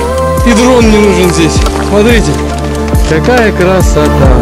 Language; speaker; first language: Russian; native; Russian